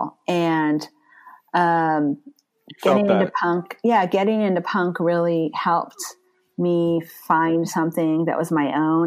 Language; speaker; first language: English; native; English